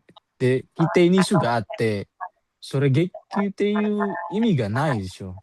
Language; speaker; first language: Japanese; non-native, learner; Indonesian